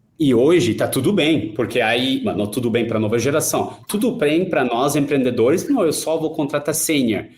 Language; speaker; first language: Portuguese; non-native, fluent; Hungarian